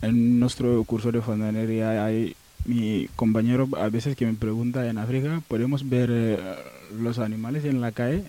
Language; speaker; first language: Spanish; non-native, learner; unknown